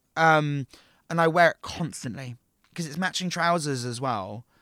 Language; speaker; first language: English; native; English